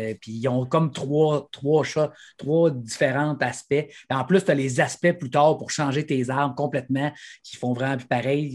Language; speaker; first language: French; native; French